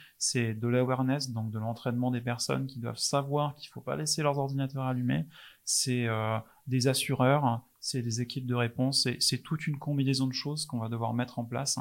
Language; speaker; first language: French; non-native, fluent; English